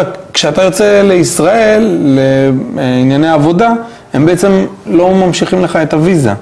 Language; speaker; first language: Hebrew; native; Hebrew